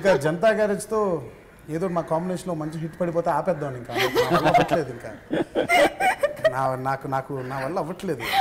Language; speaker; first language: Telugu; native; Telugu